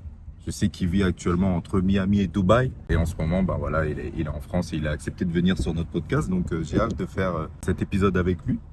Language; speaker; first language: French; native; French